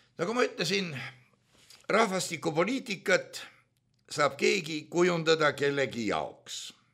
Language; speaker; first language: Estonian; native; Estonian